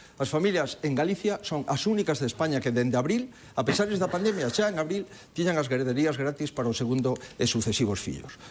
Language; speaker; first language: Galician; native; Galician